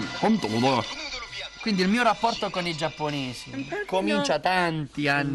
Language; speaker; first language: Italian; native; Italian